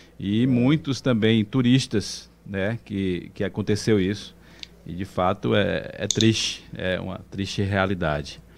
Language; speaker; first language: Portuguese; native; Portuguese